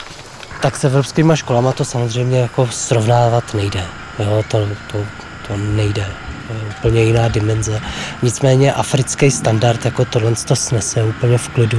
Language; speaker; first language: Czech; native; Czech